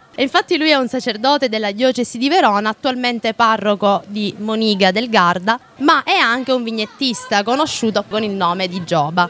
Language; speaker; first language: Italian; native; Italian